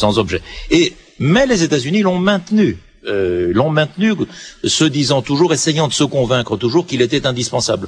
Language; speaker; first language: French; native; French